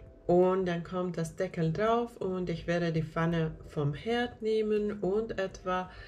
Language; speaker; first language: German; non-native, fluent; Finnish